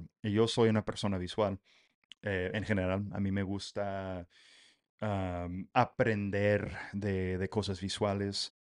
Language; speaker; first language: Spanish; non-native, fluent; English